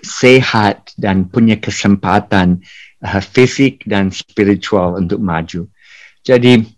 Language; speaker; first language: Indonesian; non-native, fluent; English